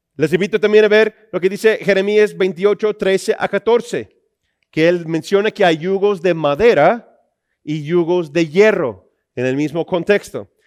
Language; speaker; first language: Spanish; non-native, fluent; English